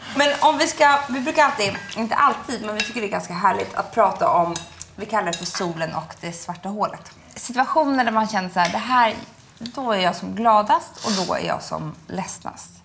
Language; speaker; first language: Swedish; native; Swedish